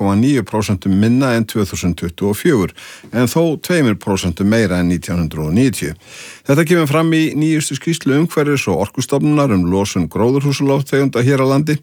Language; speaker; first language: Icelandic; native; Icelandic